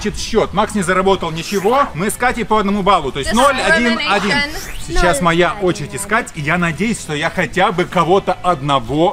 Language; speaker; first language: Russian; native; Russian